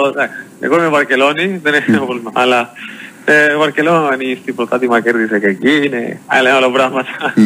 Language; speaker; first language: Greek; non-native, learner; Spanish